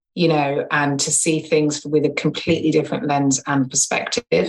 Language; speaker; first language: English; native; English